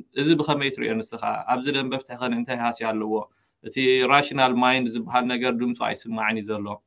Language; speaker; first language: Tigrinya; native; Tigrinya